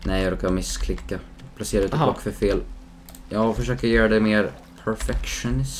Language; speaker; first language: Swedish; native; Swedish